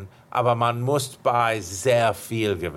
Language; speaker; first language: German; non-native, fluent; English